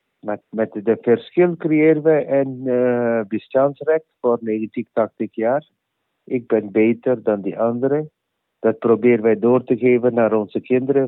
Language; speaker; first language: Dutch; non-native, learner; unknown